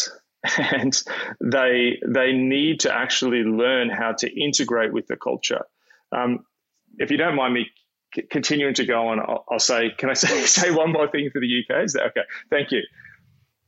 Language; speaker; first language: English; native; English